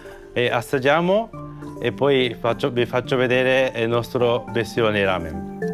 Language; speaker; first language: Italian; non-native, learner; Japanese